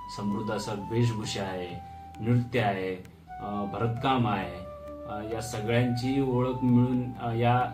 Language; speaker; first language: Marathi; non-native, local second language; Lambadi